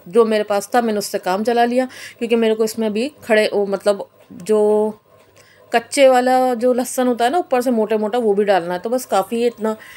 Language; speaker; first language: Hindi; native; Hindi